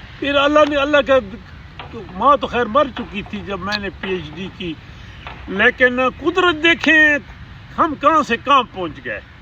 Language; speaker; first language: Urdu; non-native, local second language; Saraiki